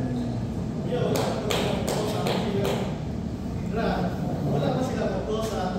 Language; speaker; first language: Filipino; non-native, local second language; Cebuano